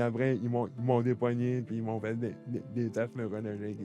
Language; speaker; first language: French; native; French